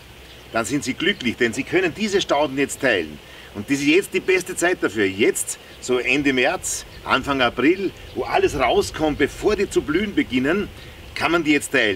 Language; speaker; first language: German; native; German